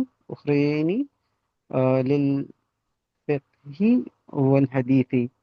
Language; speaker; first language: Arabic; non-native, learner; Urdu